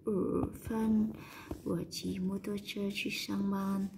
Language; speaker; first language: Chinese; non-native, learner; Vietnamese